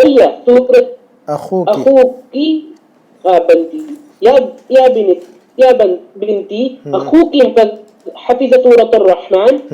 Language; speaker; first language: Arabic; non-native, learner; Urdu